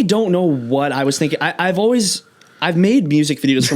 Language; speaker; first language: English; native; English